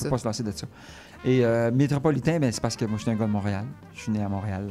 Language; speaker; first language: French; native; French